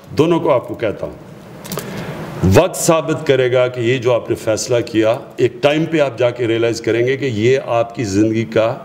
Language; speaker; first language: Urdu; native; Urdu